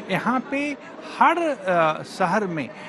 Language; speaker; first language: Hindi; native; Hindi